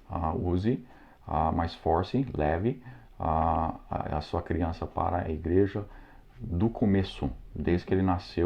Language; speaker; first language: Portuguese; non-native, fluent; English